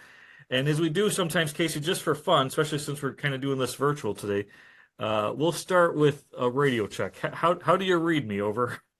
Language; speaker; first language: English; native; English